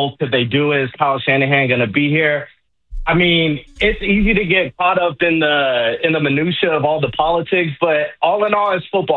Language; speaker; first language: English; native; English